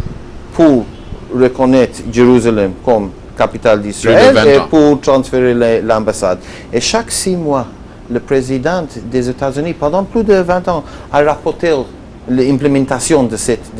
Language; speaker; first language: French; non-native, learner; Hebrew